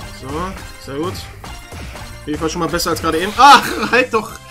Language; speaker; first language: German; native; German